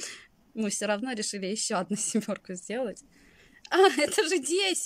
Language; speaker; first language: Russian; native; Russian